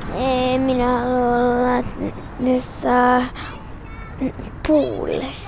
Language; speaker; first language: Finnish; early bilingual, heritage; Finnish